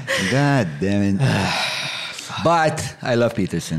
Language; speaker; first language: English; non-native, local second language; Maltese